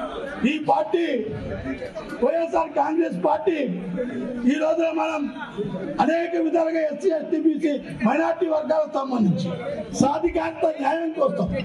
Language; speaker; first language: Telugu; native; Telugu